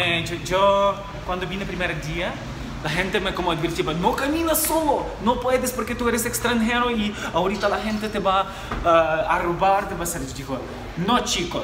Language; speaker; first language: Spanish; non-native, fluent; Ukrainian